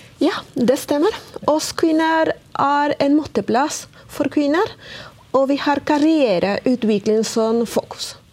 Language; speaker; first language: Norwegian; non-native, fluent; Spanish